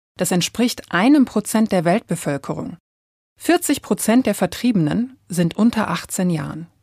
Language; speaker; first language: German; native; German